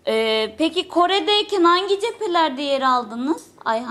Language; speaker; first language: Turkish; native; Turkish